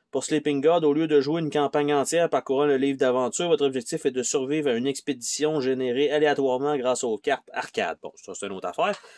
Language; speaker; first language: French; native; French